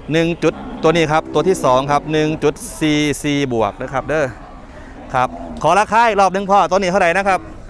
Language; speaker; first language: Thai; native; Thai